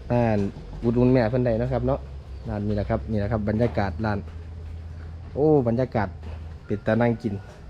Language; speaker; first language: Thai; native; Thai